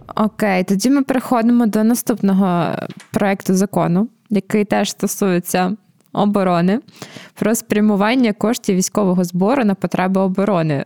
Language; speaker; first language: Ukrainian; native; Ukrainian